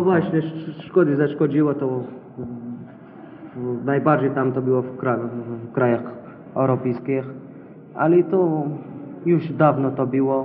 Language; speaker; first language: Polish; non-native, learner; Arabic